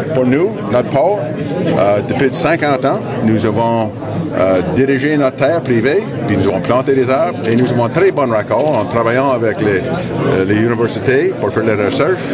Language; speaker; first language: French; non-native, fluent; English